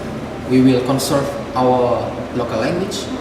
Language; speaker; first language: English; non-native, fluent; Indonesian